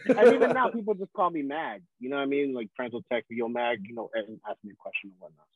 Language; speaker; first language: English; early bilingual, other home language; Filipino